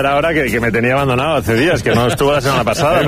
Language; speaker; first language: Spanish; native; Spanish